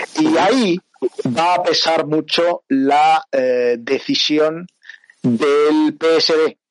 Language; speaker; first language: Spanish; early bilingual, other home language; Portuguese